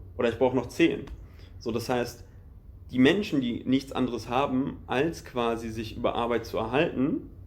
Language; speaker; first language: German; native; German